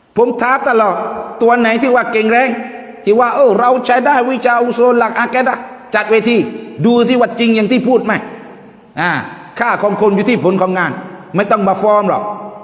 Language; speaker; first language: Thai; non-native, local second language; Malay